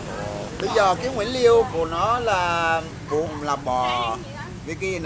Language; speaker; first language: Vietnamese; non-native, fluent; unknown